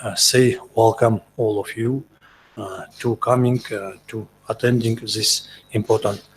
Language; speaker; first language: English; non-native, learner; Kazakh